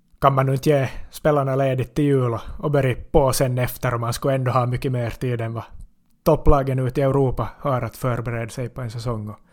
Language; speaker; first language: Swedish; native; Swedish